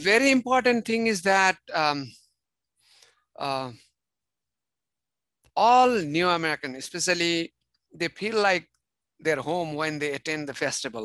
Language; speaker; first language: English; non-native, fluent; Nepali